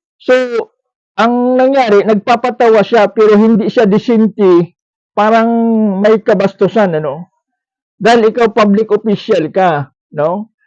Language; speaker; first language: Filipino; non-native, local second language; Cebuano